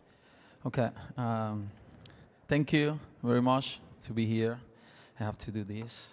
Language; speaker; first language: English; non-native, learner; Spanish